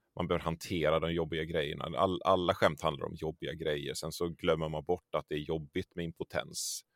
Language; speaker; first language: Swedish; native; Swedish